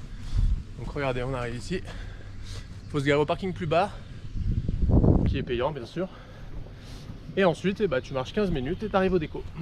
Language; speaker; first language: French; native; French